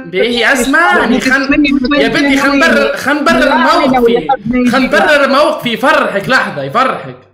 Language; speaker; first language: Arabic; native; Arabic